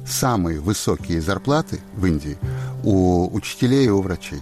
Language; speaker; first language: Russian; native; Russian